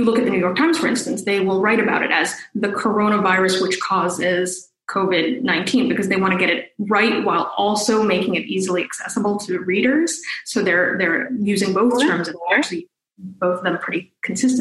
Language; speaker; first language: English; native; English